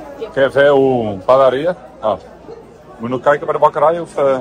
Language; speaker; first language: Portuguese; non-native, learner; Dutch